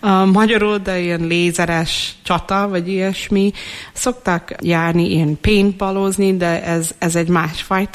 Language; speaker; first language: Hungarian; non-native, fluent; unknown